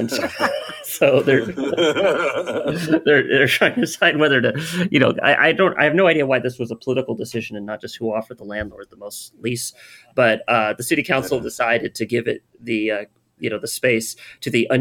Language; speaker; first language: English; native; English